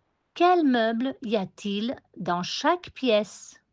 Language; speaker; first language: French; non-native, fluent; Spanish